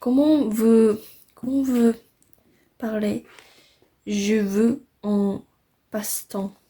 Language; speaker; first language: French; non-native, learner; English